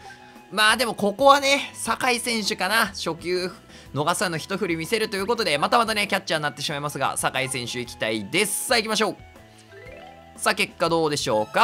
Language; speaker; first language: Japanese; native; Japanese